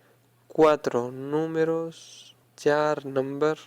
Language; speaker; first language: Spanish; non-native, fluent; Urdu